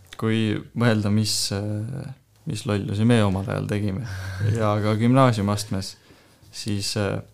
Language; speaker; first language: Estonian; native; Estonian